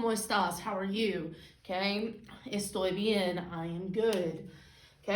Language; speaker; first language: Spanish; non-native, fluent; English